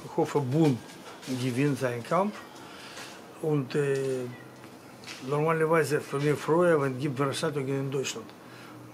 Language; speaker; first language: German; non-native, learner; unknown